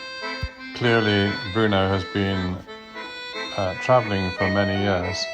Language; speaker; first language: English; native; English